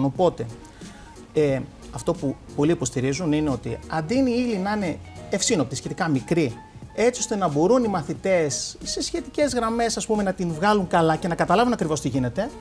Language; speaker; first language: Greek; native; Greek